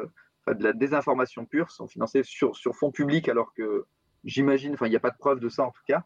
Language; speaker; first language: French; native; French